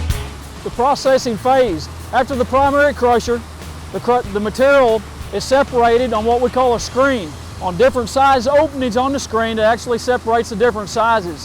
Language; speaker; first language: English; native; English